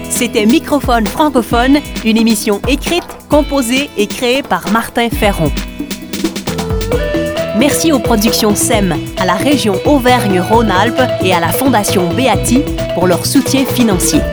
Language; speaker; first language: French; native; French